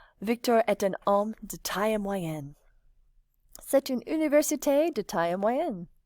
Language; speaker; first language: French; non-native, fluent; English